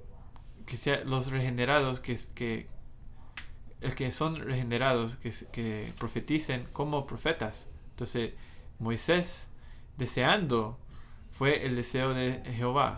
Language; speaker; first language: Spanish; non-native, fluent; English